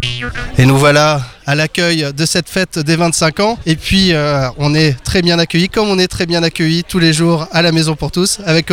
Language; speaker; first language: French; native; French